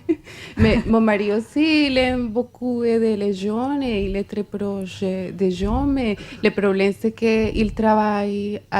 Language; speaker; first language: French; non-native, fluent; Spanish